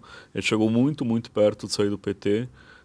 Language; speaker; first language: Portuguese; native; Portuguese